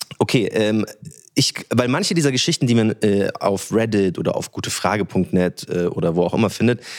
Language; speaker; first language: German; early bilingual, other home language; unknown